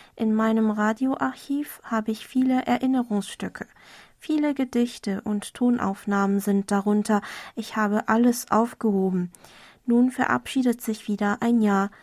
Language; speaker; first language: German; non-native, fluent; Korean